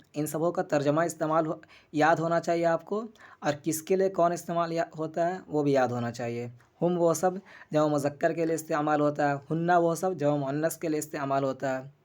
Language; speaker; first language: Urdu; native; Urdu